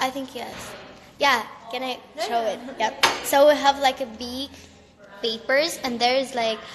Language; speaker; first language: English; non-native, learner; Russian